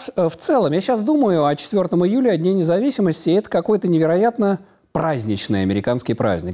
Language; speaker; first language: Russian; native; Russian